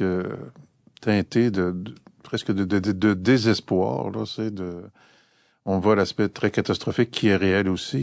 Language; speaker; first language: French; native; French